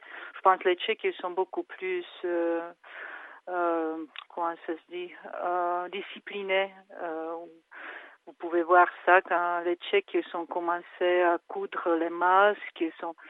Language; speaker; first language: French; non-native, fluent; Czech